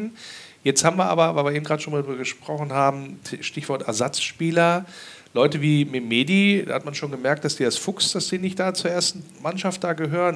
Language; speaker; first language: German; native; German